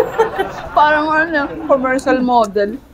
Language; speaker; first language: Filipino; native; Filipino